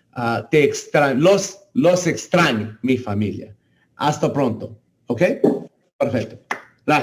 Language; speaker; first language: Spanish; non-native, learner; English